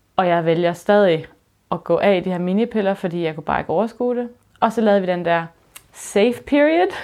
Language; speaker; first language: Danish; early bilingual, other home language; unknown